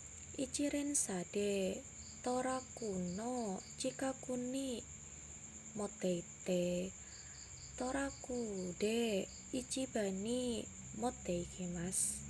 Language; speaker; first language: Japanese; non-native, learner; Indonesian